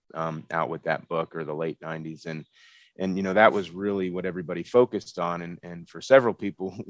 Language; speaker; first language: English; native; English